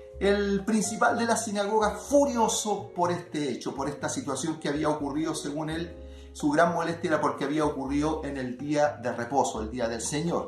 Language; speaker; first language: Spanish; native; Spanish